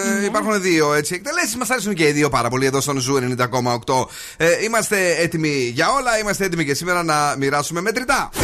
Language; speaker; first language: Greek; native; Greek